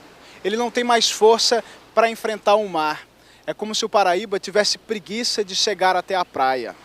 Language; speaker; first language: Portuguese; native; Portuguese